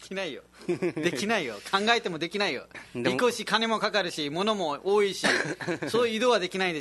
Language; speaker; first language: Japanese; non-native, fluent; Nepali